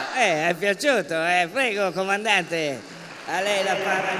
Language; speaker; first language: Italian; native; Italian